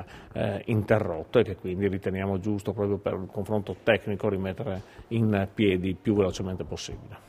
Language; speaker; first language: Italian; native; Italian